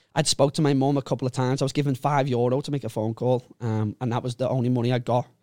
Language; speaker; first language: English; native; English